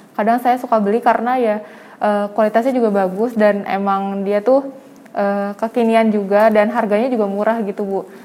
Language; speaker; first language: Indonesian; native; Indonesian